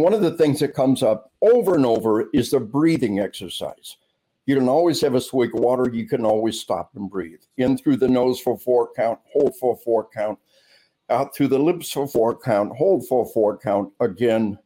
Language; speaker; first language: English; native; English